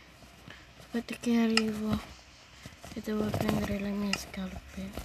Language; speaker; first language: Italian; early bilingual, other home language; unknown